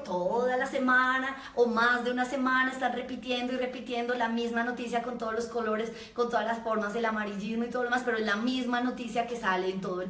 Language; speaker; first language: Spanish; native; Spanish